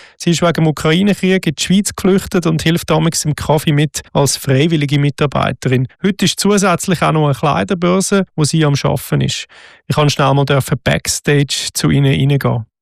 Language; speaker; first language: German; native; German